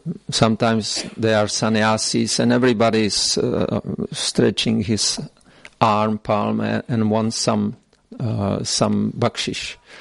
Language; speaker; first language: English; non-native, fluent; Czech